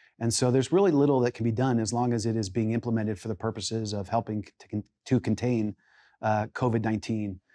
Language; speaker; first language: English; native; English